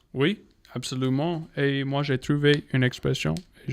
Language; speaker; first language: French; non-native, local second language; English